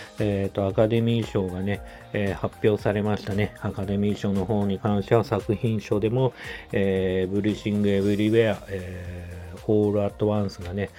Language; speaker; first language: Japanese; native; Japanese